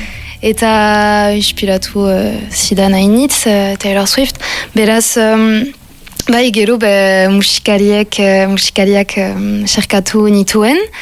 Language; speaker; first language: Basque; non-native, local second language; French